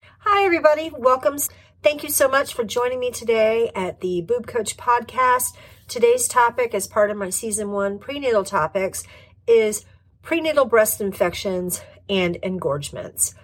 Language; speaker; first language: English; native; English